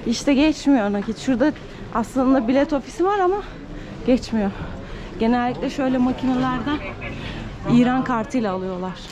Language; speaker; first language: Turkish; native; Turkish